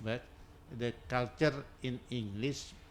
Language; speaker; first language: English; non-native, learner; Indonesian